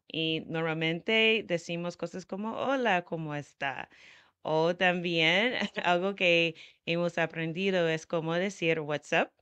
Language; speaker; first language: Spanish; non-native, fluent; English